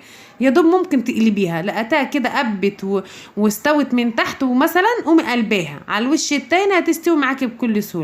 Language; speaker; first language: Arabic; native; Arabic